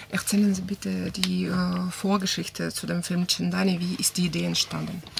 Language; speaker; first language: German; non-native, fluent; Russian